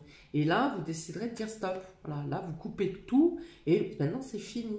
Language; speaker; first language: French; native; French